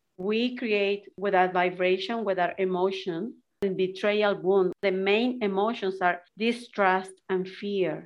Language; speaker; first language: English; non-native, fluent; Spanish